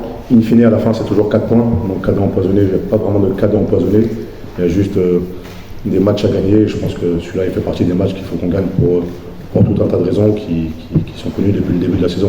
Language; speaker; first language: French; native; French